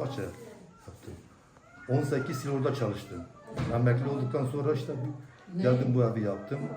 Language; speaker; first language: Turkish; non-native, local second language; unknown